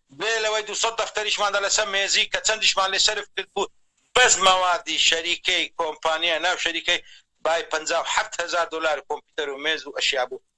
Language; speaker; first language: Central Kurdish; native; Central Kurdish